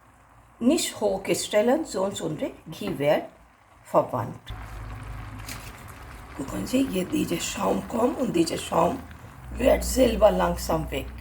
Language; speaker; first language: German; non-native, learner; Hindi